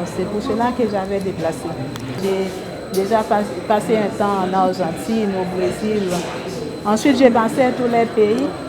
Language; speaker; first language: French; non-native, local second language; Haitian Creole